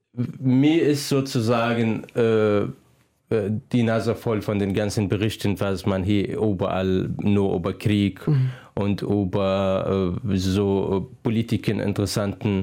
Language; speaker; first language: German; non-native, fluent; Arabic